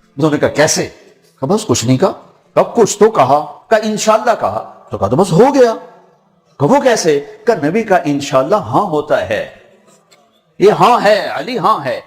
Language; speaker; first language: Urdu; non-native, local second language; Punjabi